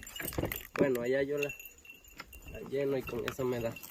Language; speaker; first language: Spanish; native; Spanish